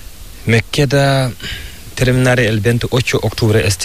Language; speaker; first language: Spanish; non-native, learner; Fula